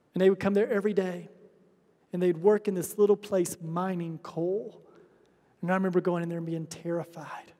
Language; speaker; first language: English; native; English